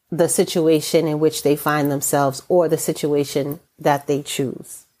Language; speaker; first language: English; native; English